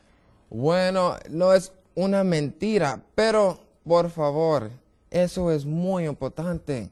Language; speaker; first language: Spanish; non-native, learner; English